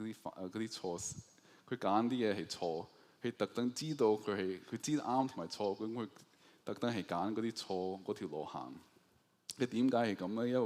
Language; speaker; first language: Cantonese; early bilingual, heritage; Cantonese